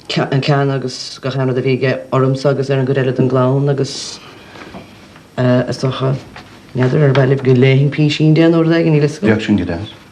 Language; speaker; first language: Irish; native; Irish